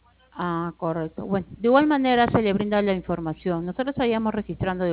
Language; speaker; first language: Spanish; native; Spanish